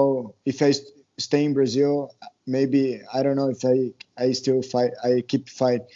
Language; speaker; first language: English; non-native, learner; Portuguese